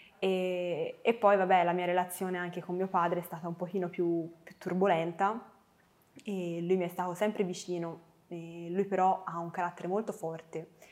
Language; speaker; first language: Italian; native; Italian